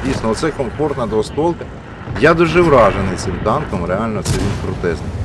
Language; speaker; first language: Ukrainian; native; Ukrainian